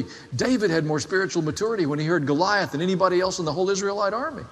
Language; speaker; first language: English; native; English